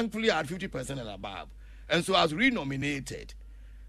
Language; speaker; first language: English; non-native, local second language; Akan